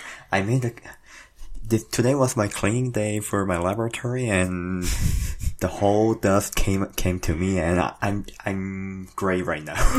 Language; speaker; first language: English; non-native, fluent; Korean